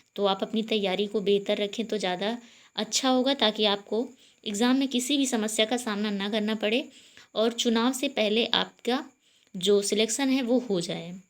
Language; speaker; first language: Hindi; native; Hindi